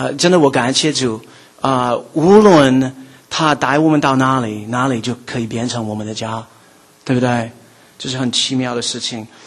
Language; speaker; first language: Chinese; non-native, fluent; English